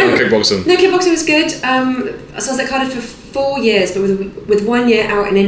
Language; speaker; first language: English; native; English